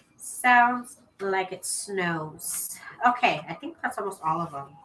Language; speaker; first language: English; native; English